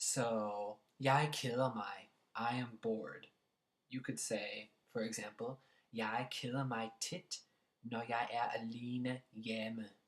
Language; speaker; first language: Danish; non-native, fluent; English